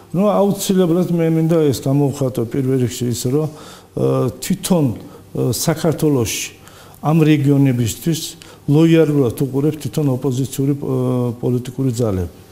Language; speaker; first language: Georgian; non-native, local second language; Azerbaijani